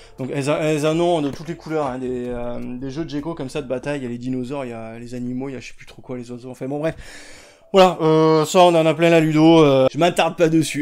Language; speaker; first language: French; native; French